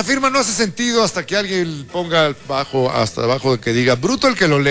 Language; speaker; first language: Spanish; native; Spanish